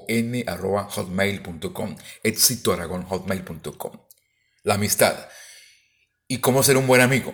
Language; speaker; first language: Spanish; native; Spanish